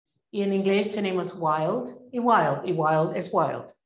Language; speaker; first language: Spanish; non-native, fluent; English